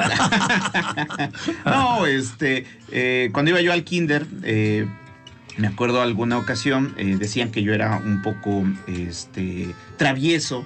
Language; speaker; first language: Spanish; native; Spanish